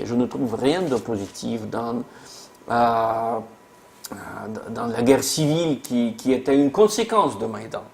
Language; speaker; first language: French; non-native, fluent; Russian